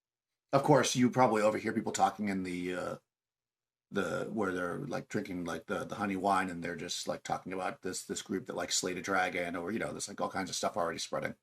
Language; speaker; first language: English; native; English